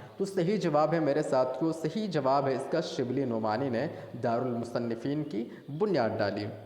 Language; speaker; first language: Urdu; native; Urdu